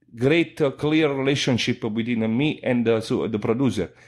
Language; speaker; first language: English; non-native, fluent; Italian